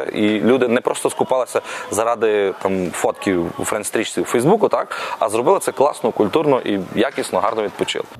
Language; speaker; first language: Ukrainian; native; Ukrainian